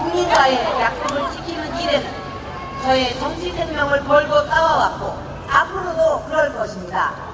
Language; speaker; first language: Korean; native; Korean